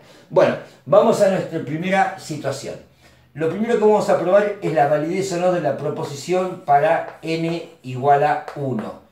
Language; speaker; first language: Spanish; native; Spanish